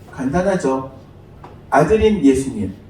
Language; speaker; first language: Korean; native; Korean